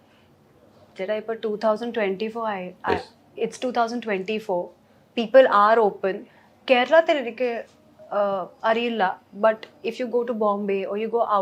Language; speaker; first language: Malayalam; early bilingual, heritage; Malayalam